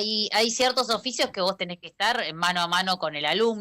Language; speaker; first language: Spanish; native; Spanish